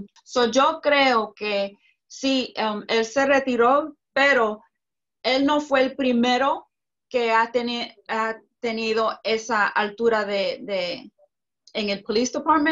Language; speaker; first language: Spanish; early bilingual, heritage; Spanish